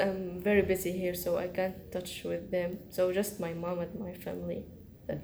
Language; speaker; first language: English; non-native, learner; Arabic